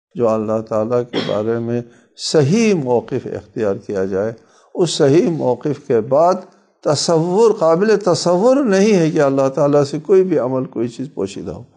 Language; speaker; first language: Urdu; non-native, local second language; Balti